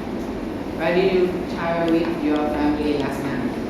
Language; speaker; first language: English; non-native, learner; Thai